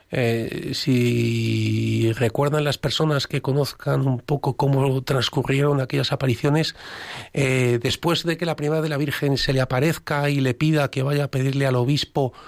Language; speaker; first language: Spanish; native; Spanish